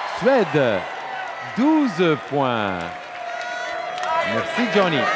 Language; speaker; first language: French; non-native, learner; Turkish